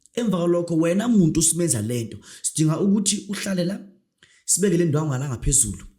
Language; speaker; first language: Zulu; non-native, local second language; Northern Sotho